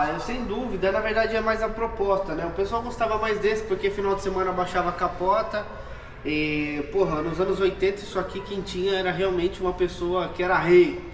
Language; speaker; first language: Portuguese; native; Portuguese